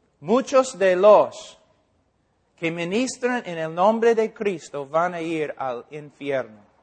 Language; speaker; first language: Spanish; non-native, fluent; English